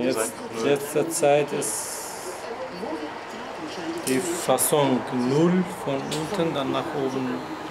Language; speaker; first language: German; non-native, learner; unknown